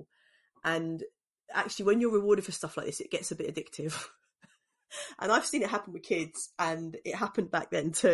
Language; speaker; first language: English; native; English